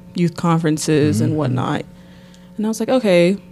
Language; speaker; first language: English; native; English